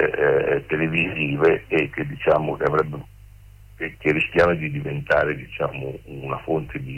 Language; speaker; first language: Italian; native; Italian